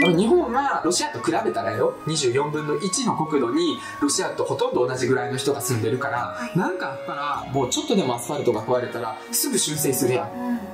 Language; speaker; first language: Japanese; early bilingual, other home language; Russian